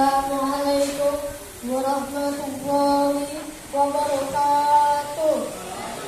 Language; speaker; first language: Indonesian; native; Indonesian